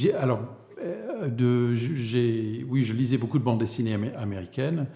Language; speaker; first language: French; non-native, fluent; English